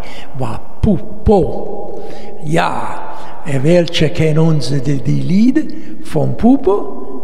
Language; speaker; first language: German; non-native, local second language; Italian